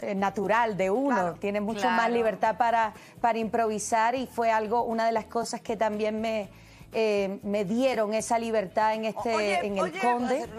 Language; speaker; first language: Spanish; native; Spanish